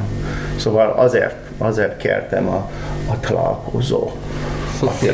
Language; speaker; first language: Hungarian; non-native, learner; English